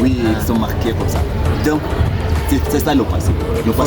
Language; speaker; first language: French; non-native, learner; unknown